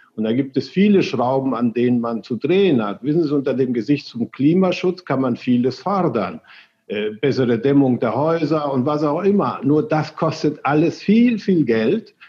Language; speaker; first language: German; early bilingual, other home language; Spanish